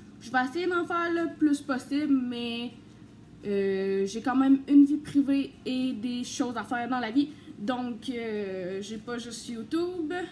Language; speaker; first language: French; native; French